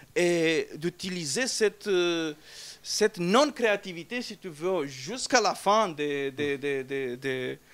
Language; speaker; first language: French; non-native, fluent; Romanian